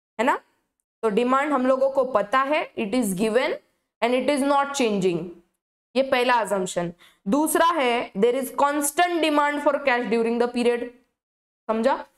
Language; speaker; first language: Hindi; native; Hindi